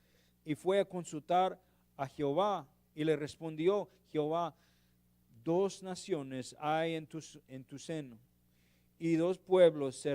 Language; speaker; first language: Spanish; non-native, learner; English